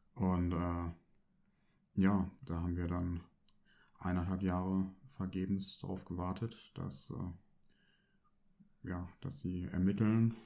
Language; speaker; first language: German; early bilingual, other home language; Turkish